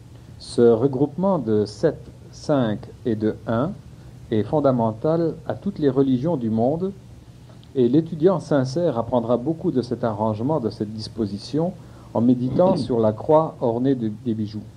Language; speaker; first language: French; native; French